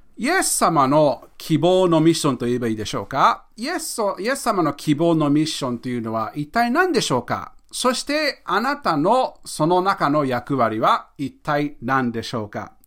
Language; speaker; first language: Japanese; non-native, fluent; English